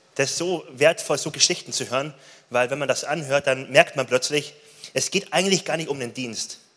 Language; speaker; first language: German; native; German